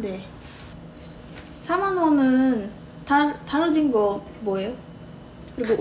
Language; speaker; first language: Korean; non-native, learner; Filipino